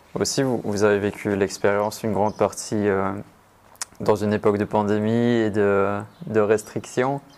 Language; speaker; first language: French; native; French